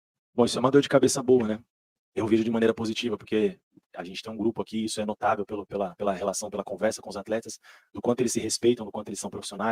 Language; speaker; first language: Portuguese; native; Portuguese